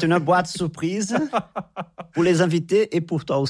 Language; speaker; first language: French; non-native, fluent; Portuguese